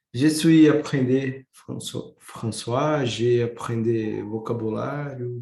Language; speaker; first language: French; non-native, learner; Portuguese